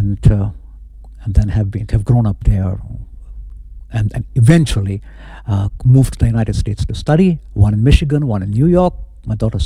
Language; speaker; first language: English; non-native, local second language; Konkani